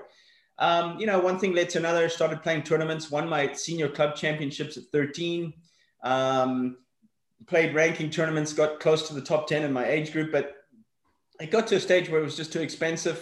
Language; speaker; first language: English; native; English